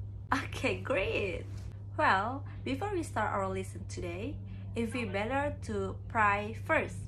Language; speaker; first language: English; non-native, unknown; Indonesian